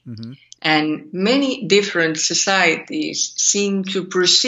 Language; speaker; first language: English; non-native, fluent; Finnish